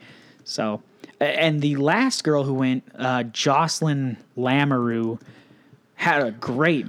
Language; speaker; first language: English; native; English